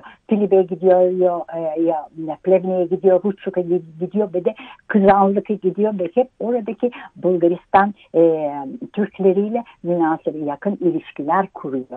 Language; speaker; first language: Turkish; early bilingual, heritage; Turkish